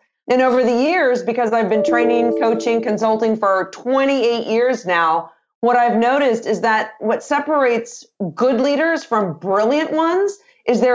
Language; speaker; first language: English; native; English